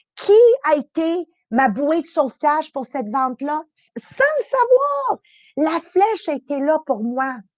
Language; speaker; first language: French; early bilingual, other home language; Italian